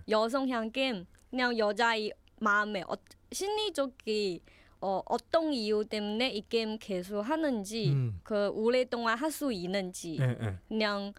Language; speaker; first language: Korean; non-native, learner; Chinese